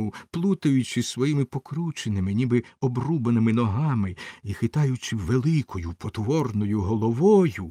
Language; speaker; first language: Ukrainian; native; Ukrainian